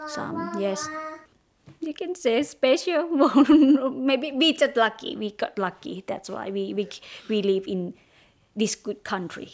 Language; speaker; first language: English; non-native, learner; Thai